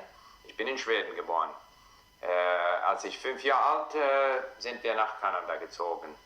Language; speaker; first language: German; non-native, fluent; English